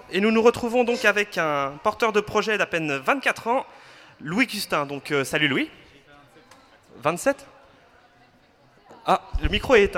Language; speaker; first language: French; native; French